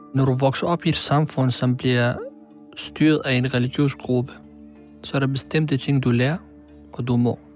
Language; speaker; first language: Danish; early bilingual, other home language; Arabic